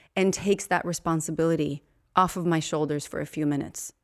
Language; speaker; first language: English; non-native, fluent; Swedish